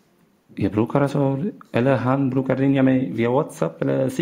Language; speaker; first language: Swedish; non-native, learner; Arabic